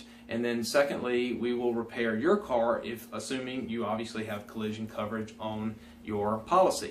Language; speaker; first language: English; native; English